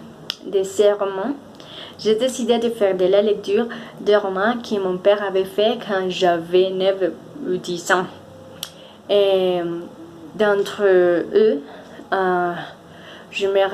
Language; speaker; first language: French; non-native, fluent; Spanish